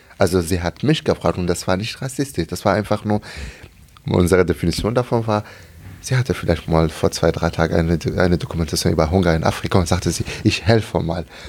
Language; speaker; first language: German; non-native, fluent; Arabic